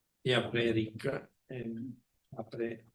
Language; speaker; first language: French; non-native, learner; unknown